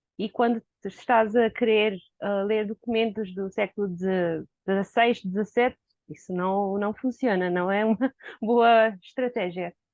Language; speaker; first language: Portuguese; non-native, fluent; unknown